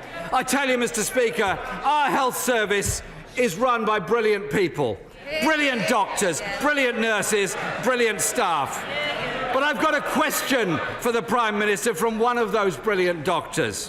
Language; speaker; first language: English; native; English